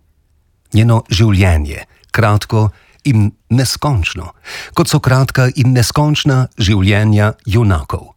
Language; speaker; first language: Slovenian; native; Slovenian